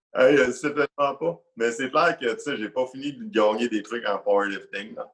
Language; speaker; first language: French; native; French